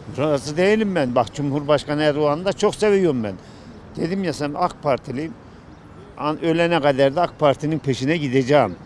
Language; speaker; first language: Turkish; native; Turkish